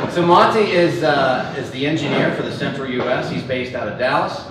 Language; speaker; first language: English; native; English